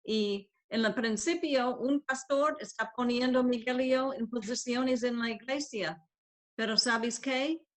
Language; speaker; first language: Spanish; non-native, learner; English